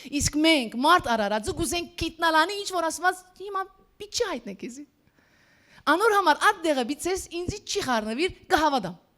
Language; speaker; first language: Armenian; early bilingual, heritage; Armenian